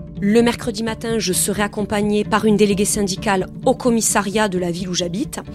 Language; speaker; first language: French; native; French